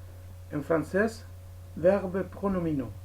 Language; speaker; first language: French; non-native, fluent; Spanish